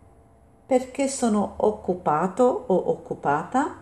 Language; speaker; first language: Italian; non-native, fluent; English